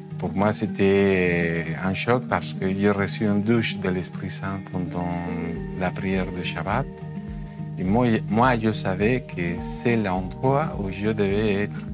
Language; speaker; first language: French; non-native, fluent; Spanish